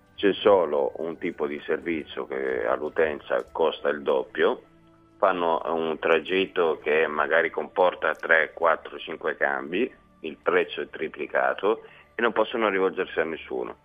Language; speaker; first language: Italian; native; Italian